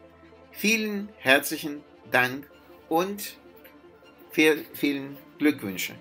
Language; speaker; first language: German; non-native, fluent; Spanish